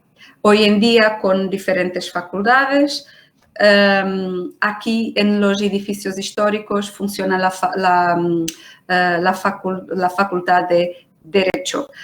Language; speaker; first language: Spanish; non-native, fluent; Portuguese